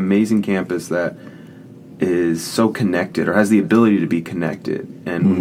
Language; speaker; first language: English; native; English